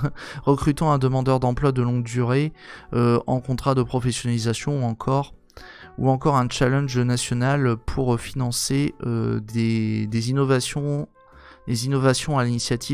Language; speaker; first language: French; native; French